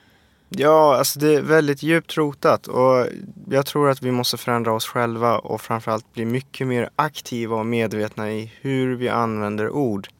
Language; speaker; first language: Swedish; early bilingual, other home language; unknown